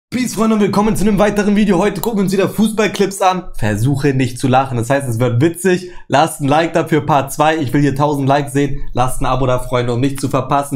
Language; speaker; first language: German; native; German